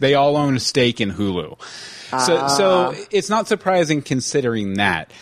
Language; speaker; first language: English; native; English